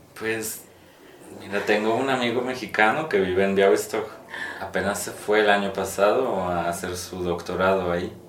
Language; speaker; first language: Spanish; non-native, fluent; Polish